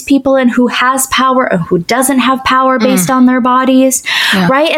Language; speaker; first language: English; native; English